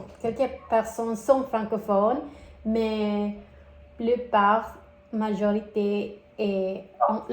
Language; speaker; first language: French; non-native, learner; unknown